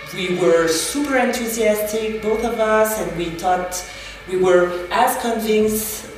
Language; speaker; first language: English; non-native, fluent; French